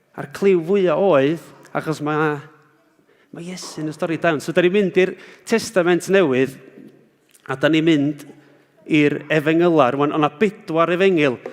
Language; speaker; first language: Welsh; native; Welsh